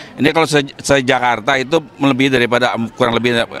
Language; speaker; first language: Indonesian; native; Indonesian